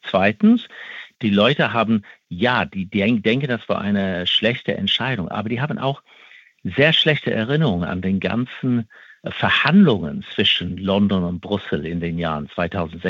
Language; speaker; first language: German; non-native, fluent; English